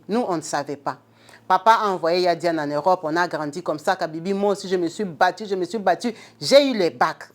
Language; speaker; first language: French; non-native, local second language; Lingala